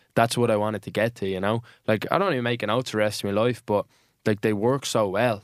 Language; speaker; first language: English; native; English